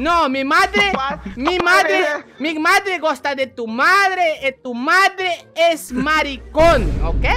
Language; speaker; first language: Spanish; non-native, learner; Portuguese